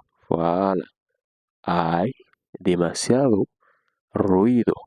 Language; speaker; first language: Spanish; non-native, learner; Haitian Creole